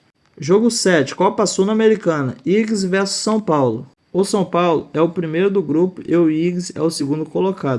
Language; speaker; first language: Portuguese; native; Portuguese